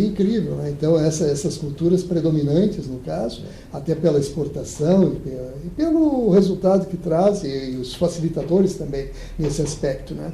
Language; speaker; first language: Portuguese; native; Portuguese